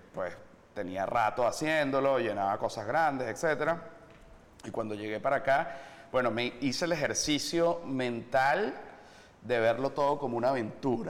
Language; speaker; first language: Spanish; native; Spanish